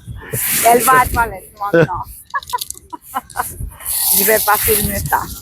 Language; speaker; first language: French; non-native, fluent; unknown